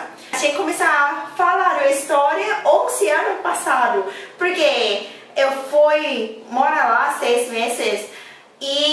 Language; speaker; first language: Portuguese; non-native, learner; Thai